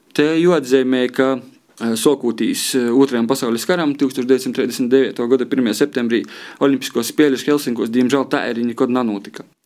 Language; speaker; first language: Latvian; native; Latvian